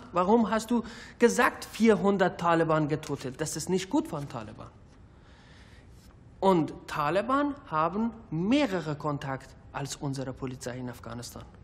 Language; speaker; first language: German; non-native, learner; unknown